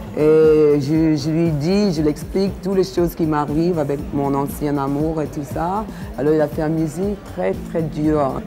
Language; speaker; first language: French; non-native, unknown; English